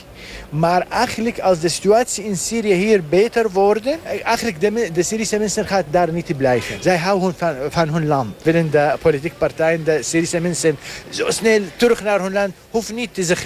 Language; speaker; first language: Dutch; non-native, learner; Arabic